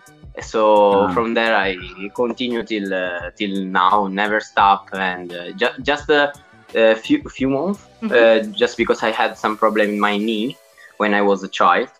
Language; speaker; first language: English; non-native, learner; Italian